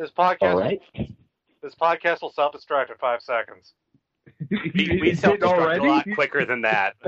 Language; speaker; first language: English; native; English